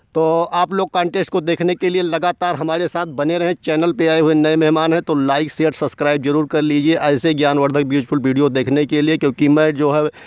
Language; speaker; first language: Hindi; native; Hindi